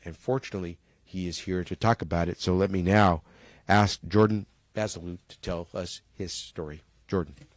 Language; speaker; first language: English; early bilingual, other home language; Spanish